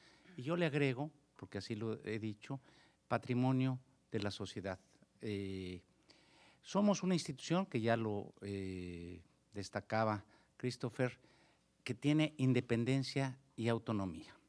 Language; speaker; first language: Spanish; native; Spanish